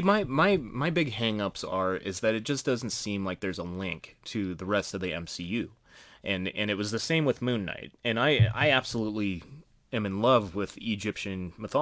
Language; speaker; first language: English; native; English